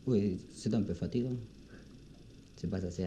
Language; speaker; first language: French; non-native, learner; Spanish